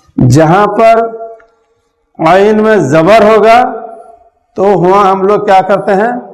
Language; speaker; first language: Hindi; native; Hindi